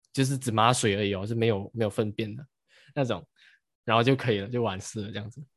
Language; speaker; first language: Chinese; native; Chinese